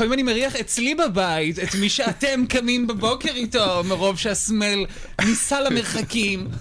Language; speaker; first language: Hebrew; native; Hebrew